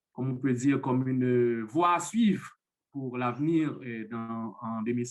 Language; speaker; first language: French; non-native, local second language; Haitian Creole